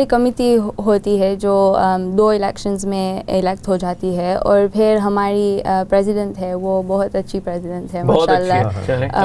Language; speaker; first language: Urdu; non-native, learner; Gujarati